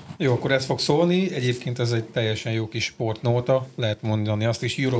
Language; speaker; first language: Hungarian; native; Hungarian